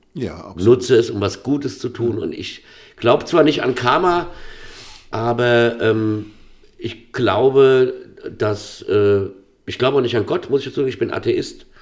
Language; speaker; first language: German; native; German